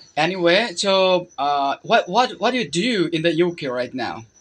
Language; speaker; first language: English; non-native, fluent; Bangla